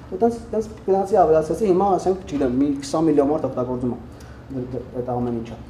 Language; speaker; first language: Armenian; early bilingual, heritage; Armenian